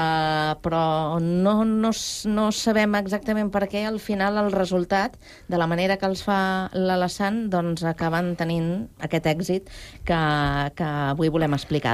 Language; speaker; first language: Catalan; native; Catalan